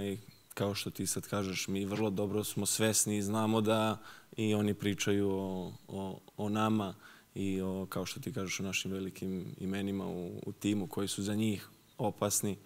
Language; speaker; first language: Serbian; early bilingual, heritage; Serbian